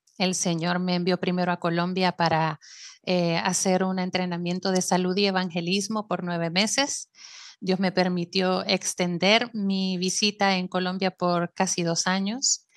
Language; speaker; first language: Spanish; native; Spanish